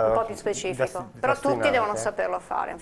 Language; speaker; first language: Italian; native; Italian